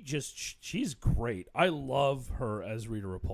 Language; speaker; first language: English; native; English